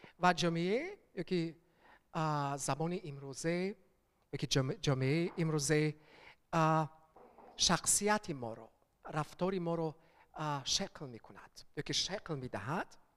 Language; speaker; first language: Persian; early bilingual, heritage; Persian